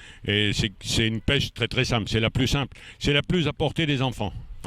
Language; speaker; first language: French; native; French